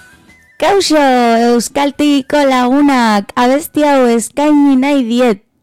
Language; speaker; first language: Basque; non-native, learner; Spanish